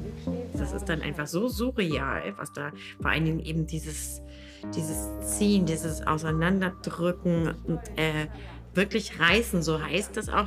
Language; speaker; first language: German; native; German